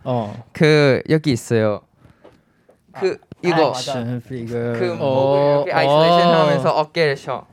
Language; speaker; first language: Korean; non-native, fluent; Thai